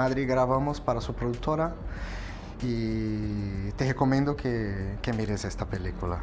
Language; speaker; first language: Spanish; non-native, fluent; Portuguese